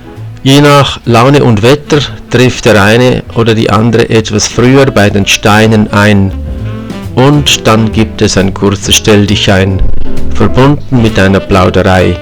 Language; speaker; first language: German; native; German